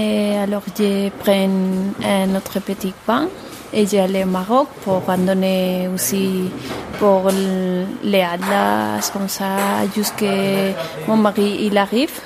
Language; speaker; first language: French; non-native, learner; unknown